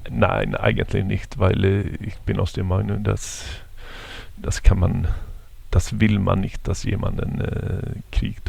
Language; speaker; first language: German; non-native, fluent; Swedish